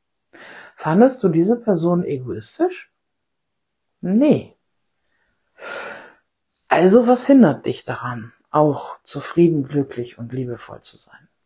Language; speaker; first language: German; native; German